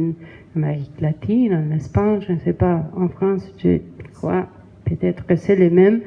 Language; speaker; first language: French; non-native, learner; Spanish